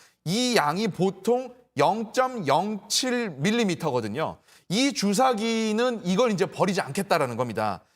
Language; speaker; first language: Korean; native; Korean